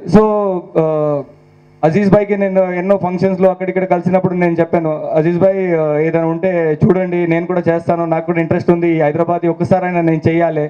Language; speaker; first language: Telugu; non-native, local second language; Hindi